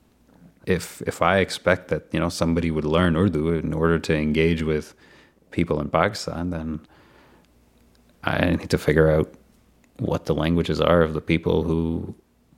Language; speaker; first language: English; non-native, local second language; Urdu